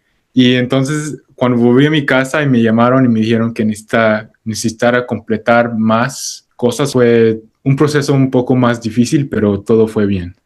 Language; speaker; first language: Spanish; early bilingual, heritage; Spanish